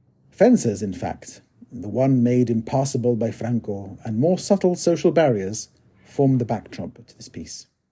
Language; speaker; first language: English; native; English